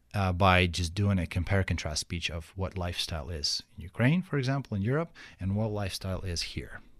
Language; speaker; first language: English; non-native, fluent; Ukrainian